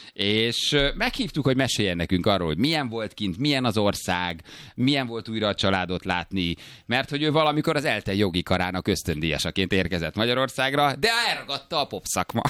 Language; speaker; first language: Hungarian; native; Hungarian